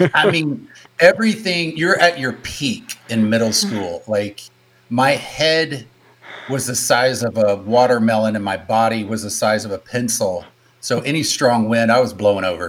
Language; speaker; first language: English; native; English